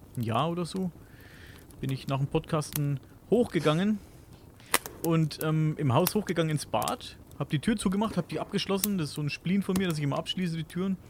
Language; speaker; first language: German; native; German